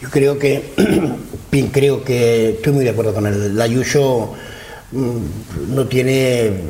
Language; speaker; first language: Spanish; non-native, local second language; Catalan